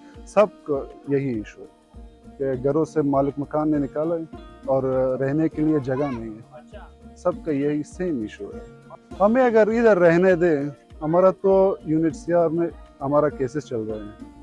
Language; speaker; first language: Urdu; non-native, learner; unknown